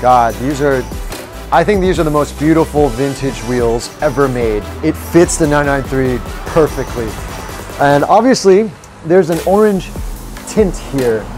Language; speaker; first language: English; early bilingual, other home language; Chinese